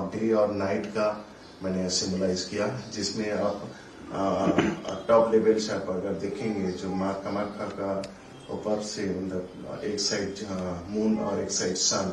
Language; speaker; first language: Hindi; non-native, local second language; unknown